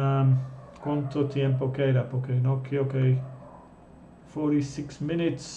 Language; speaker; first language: Spanish; non-native, fluent; English